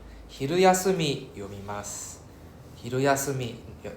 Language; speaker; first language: Japanese; non-native, fluent; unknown